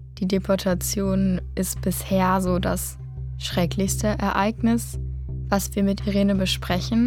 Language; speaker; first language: German; native; German